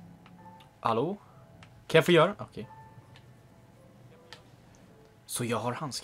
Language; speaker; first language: Swedish; native; Swedish